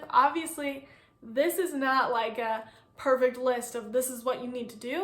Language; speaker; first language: English; native; English